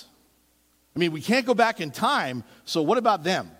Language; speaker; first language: English; native; English